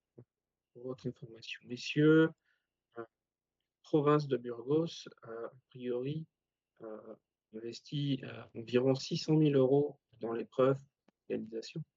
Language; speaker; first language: French; native; French